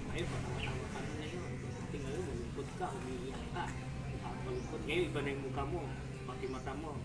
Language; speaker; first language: Filipino; non-native, local second language; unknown